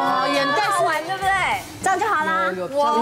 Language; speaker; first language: Chinese; native; Chinese